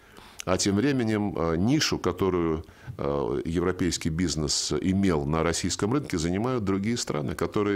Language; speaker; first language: Russian; native; Russian